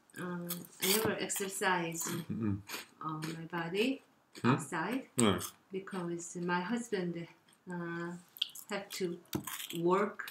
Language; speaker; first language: English; non-native, learner; Korean